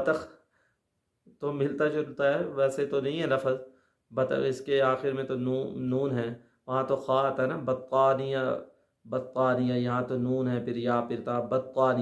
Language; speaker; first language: Urdu; native; Urdu